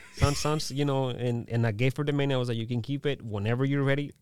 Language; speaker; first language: English; early bilingual, other home language; Spanish